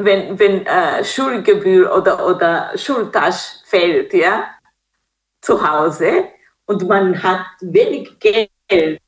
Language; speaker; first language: German; non-native, fluent; Kinyarwanda